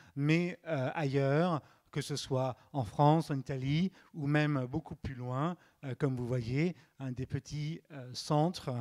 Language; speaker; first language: French; native; French